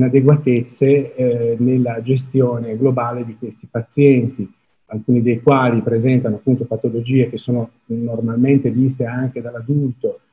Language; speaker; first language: Italian; native; Italian